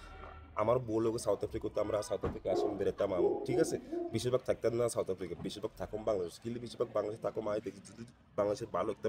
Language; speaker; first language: Bangla; non-native, learner; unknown